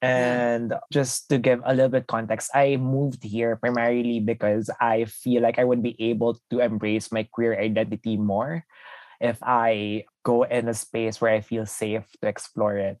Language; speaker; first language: English; non-native, local second language; Filipino